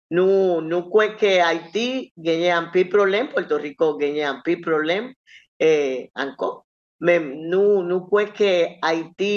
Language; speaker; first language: Haitian Creole; non-native, learner; Spanish